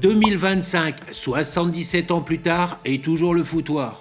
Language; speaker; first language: French; native; French